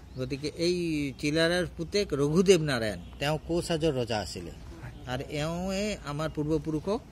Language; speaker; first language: Assamese; native; Assamese